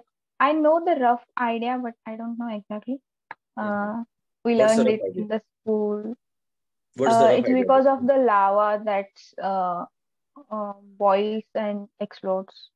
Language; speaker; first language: English; non-native, local second language; Marathi